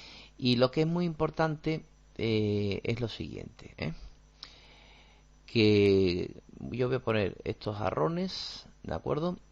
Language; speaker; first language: Spanish; native; Spanish